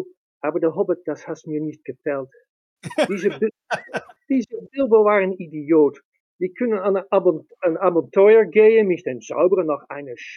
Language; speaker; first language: German; non-native, learner; Dutch